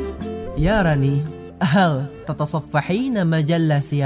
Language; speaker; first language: Arabic; non-native, fluent; Indonesian